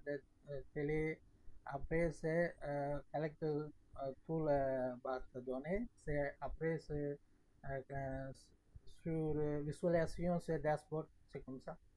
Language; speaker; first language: French; non-native, learner; Tamil